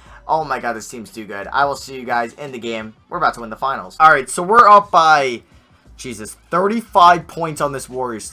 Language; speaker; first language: English; native; English